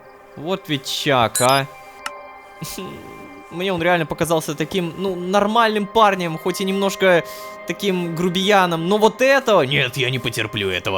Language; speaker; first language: Russian; native; Russian